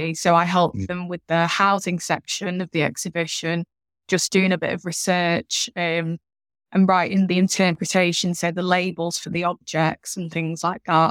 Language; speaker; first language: English; native; English